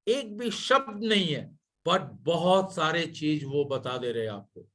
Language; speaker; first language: Hindi; non-native, local second language; Bangla